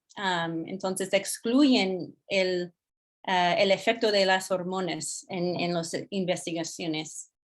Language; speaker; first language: Spanish; non-native, fluent; English